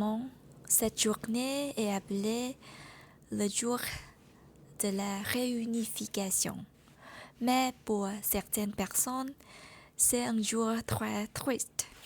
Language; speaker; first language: French; non-native, learner; Vietnamese